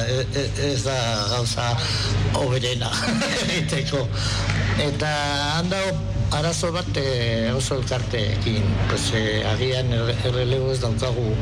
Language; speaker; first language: Basque; non-native, local second language; Spanish